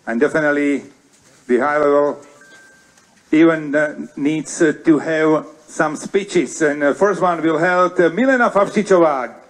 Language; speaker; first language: English; non-native, fluent; Slovak